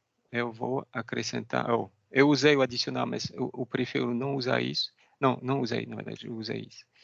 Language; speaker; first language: Portuguese; non-native, fluent; French